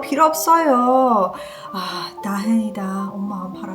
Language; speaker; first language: Korean; non-native, learner; Persian